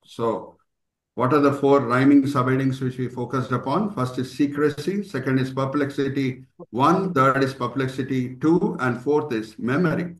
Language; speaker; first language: English; non-native, local second language; Telugu